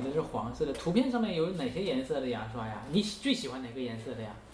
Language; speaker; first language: Chinese; native; Chinese